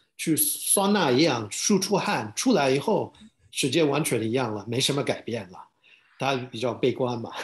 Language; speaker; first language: Chinese; non-native, fluent; English